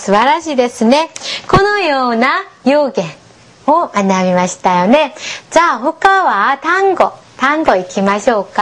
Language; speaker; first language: Japanese; non-native, fluent; Korean